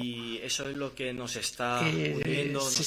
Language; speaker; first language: French; non-native, fluent; Spanish